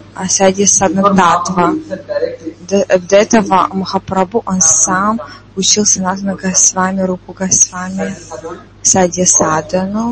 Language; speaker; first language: Russian; non-native, fluent; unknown